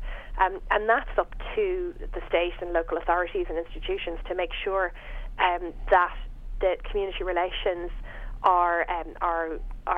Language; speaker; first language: English; native; English